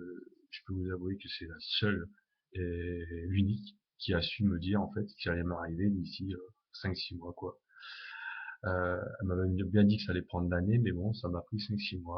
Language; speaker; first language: French; native; French